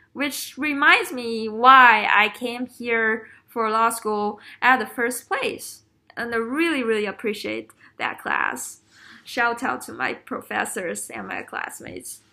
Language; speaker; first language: English; non-native, fluent; Chinese